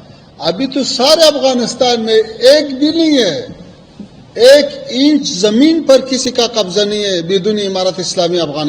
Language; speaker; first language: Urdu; non-native, fluent; Pashto